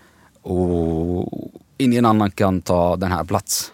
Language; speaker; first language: Swedish; non-native, learner; Arabic